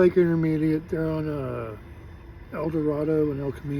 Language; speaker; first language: English; native; English